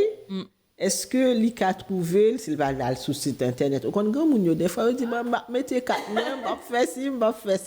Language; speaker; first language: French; non-native, local second language; Haitian Creole